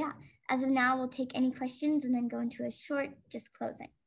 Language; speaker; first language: English; native; English